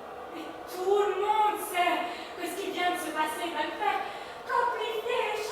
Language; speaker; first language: French; native; French